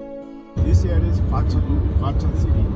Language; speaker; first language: English; non-native, learner; Korean